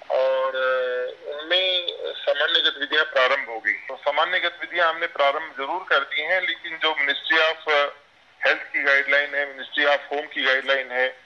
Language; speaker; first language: Hindi; native; Hindi